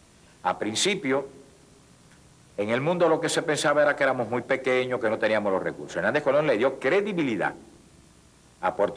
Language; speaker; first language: Spanish; native; Spanish